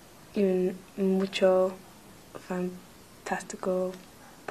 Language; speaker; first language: Spanish; non-native, learner; English